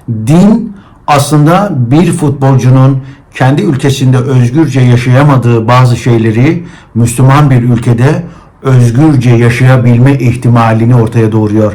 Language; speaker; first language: Turkish; native; Turkish